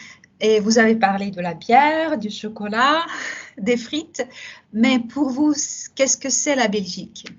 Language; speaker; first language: French; non-native, fluent; Russian